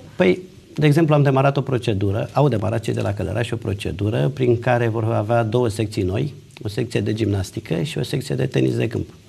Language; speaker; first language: Romanian; native; Romanian